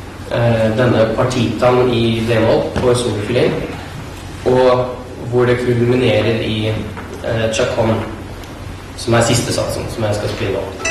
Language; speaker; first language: Norwegian; early bilingual, other home language; Russian